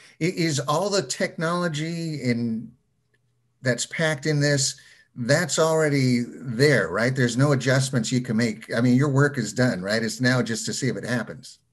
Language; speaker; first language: English; native; English